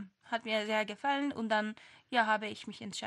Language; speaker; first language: German; non-native, fluent; Turkish